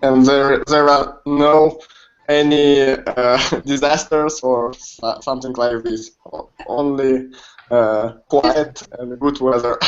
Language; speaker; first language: English; non-native, learner; Russian